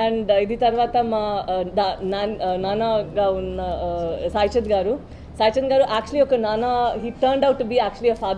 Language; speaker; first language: Telugu; non-native, local second language; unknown